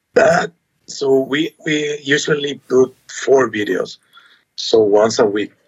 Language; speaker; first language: English; non-native, learner; Spanish